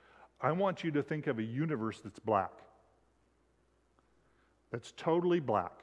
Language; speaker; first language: English; native; English